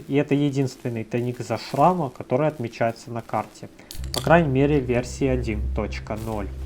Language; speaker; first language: Russian; native; Russian